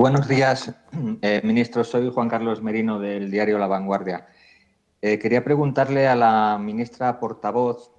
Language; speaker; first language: Spanish; native; Spanish